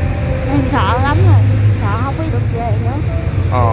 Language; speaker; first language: Vietnamese; native; Vietnamese